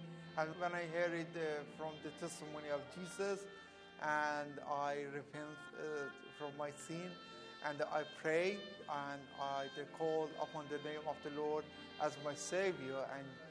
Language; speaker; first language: English; non-native, learner; Persian